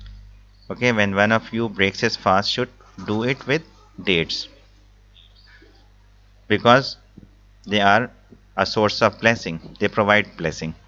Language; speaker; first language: English; non-native, local second language; Urdu